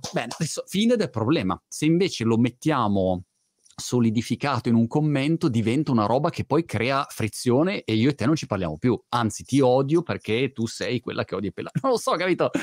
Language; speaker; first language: Italian; native; Italian